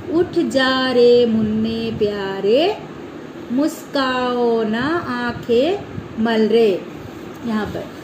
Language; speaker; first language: Hindi; non-native, local second language; Telugu